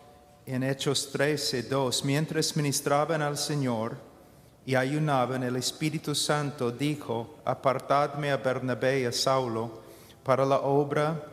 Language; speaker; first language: Spanish; non-native, fluent; English